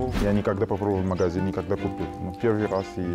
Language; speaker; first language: Russian; non-native, learner; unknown